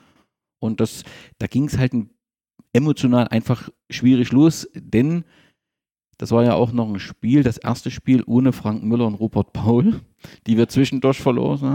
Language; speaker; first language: German; native; German